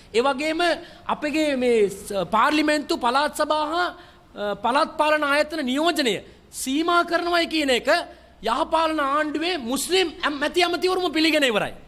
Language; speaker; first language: Sinhala; non-native, local second language; Tamil